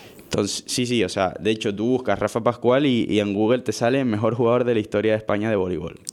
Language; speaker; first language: Spanish; native; Spanish